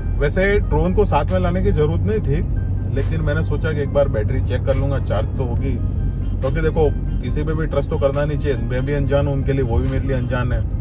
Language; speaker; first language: Hindi; non-native, local second language; Rajasthani